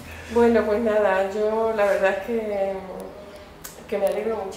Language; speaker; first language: Spanish; native; Spanish